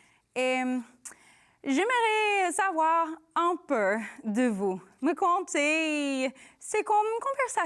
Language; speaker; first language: French; non-native, learner; English